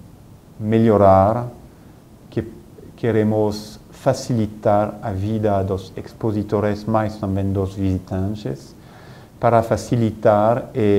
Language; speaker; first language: Portuguese; non-native, fluent; French